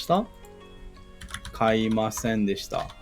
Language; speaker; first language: Japanese; non-native, learner; English